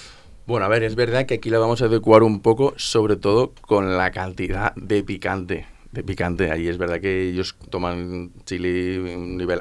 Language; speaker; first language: Spanish; native; Spanish